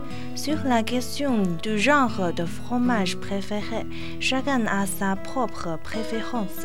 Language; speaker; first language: French; non-native, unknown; Chinese